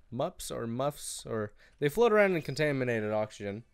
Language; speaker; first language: English; native; English